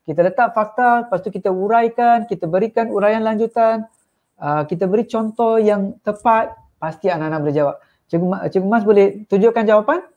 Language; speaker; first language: Malay; non-native, local second language; Tamil